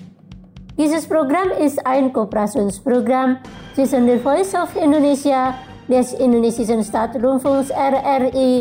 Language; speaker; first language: German; non-native, fluent; Indonesian